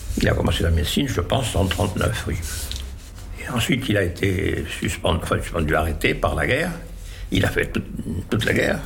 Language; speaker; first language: French; native; French